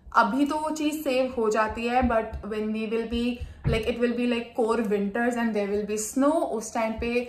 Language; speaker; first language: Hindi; non-native, local second language; Punjabi